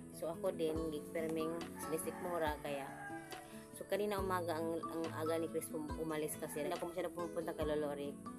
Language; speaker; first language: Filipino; non-native, local second language; Cebuano